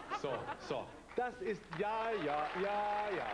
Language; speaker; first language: German; native; German